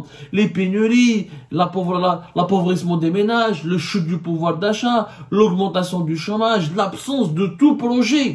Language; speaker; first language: French; non-native, local second language; Arabic